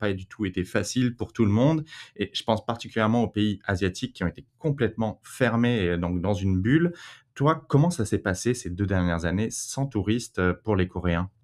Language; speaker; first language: French; native; French